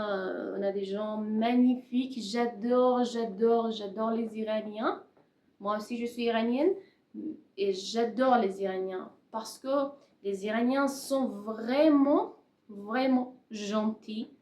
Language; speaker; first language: French; non-native, learner; Persian